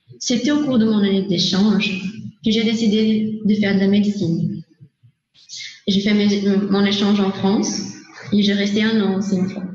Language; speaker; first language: French; non-native, learner; Portuguese